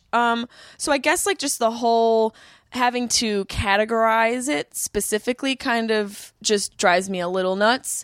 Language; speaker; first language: English; native; English